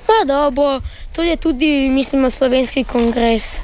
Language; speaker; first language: Slovenian; early bilingual, heritage; Italian